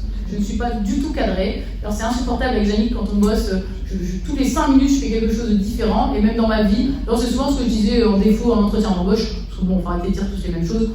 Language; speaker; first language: French; native; French